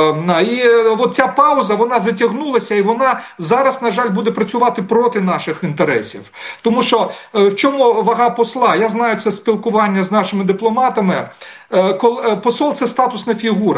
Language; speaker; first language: Ukrainian; native; Ukrainian